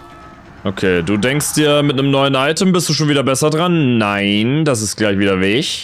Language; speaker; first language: German; native; German